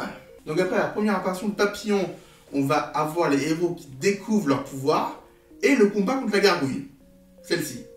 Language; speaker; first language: French; native; French